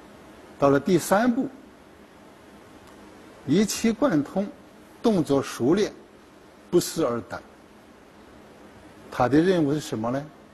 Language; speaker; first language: Chinese; native; Chinese